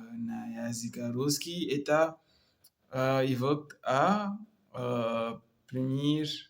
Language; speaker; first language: Russian; non-native, learner; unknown